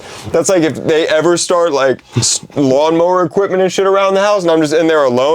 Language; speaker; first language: English; native; English